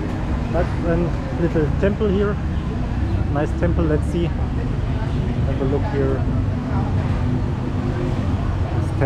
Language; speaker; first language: English; non-native, fluent; German